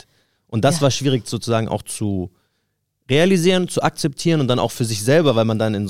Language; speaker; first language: German; native; German